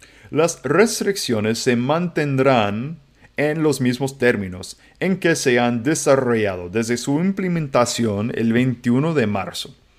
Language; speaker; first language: Spanish; non-native, fluent; English